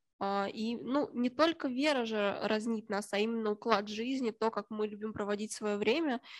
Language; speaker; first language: Russian; native; Russian